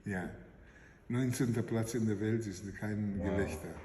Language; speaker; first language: German; non-native, fluent; Hebrew